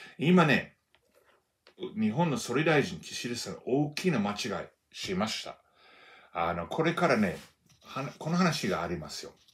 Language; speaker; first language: Japanese; non-native, fluent; English